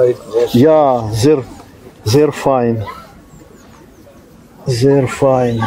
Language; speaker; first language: German; non-native, learner; Russian